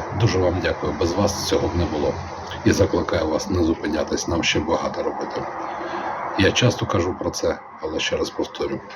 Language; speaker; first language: Ukrainian; non-native, local second language; Russian